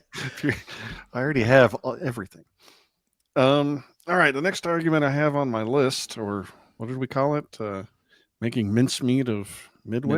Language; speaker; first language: English; native; English